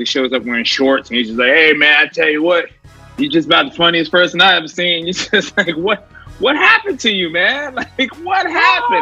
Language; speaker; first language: English; native; English